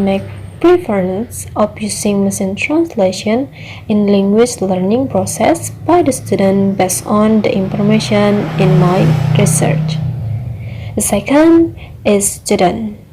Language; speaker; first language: English; non-native, learner; Indonesian